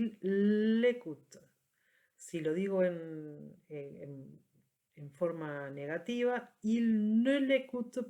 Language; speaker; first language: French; non-native, fluent; Spanish